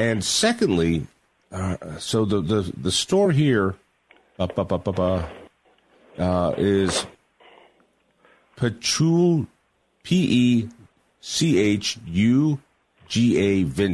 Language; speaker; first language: English; native; English